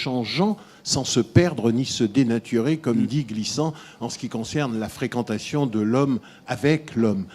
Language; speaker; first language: French; native; French